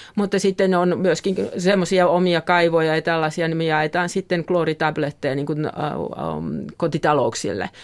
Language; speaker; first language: Finnish; native; Finnish